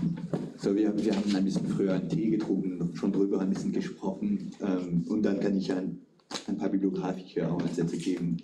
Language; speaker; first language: German; non-native, fluent; French